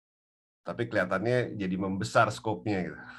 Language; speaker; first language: Indonesian; native; Indonesian